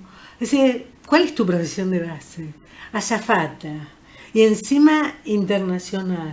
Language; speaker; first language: Spanish; native; Spanish